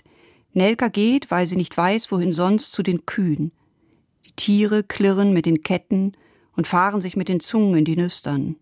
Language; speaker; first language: German; native; German